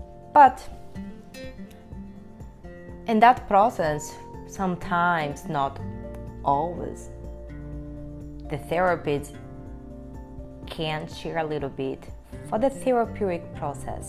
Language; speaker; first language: English; non-native, fluent; Portuguese